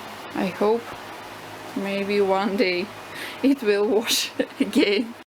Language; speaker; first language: English; non-native, learner; Russian